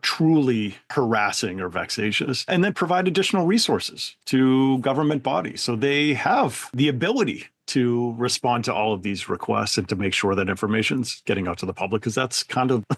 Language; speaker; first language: English; native; English